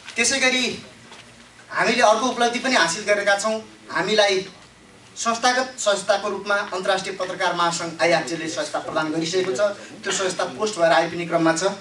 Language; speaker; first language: Nepali; native; Nepali